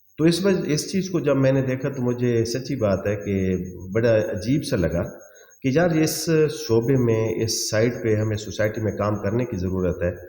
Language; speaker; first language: Urdu; non-native, local second language; Saraiki